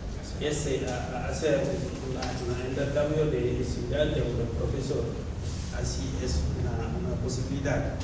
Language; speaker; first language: Spanish; non-native, learner; Wolof